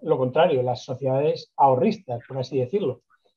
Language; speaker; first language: Spanish; native; Spanish